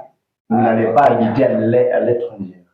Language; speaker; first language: French; non-native, learner; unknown